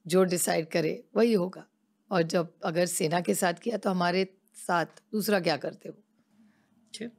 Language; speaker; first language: Hindi; non-native, local second language; Marathi